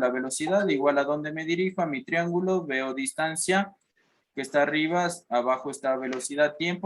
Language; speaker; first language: Spanish; native; Spanish